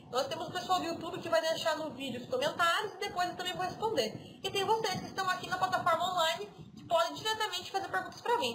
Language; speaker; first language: Portuguese; native; Portuguese